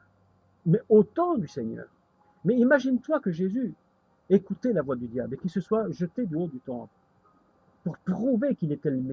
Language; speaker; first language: French; native; French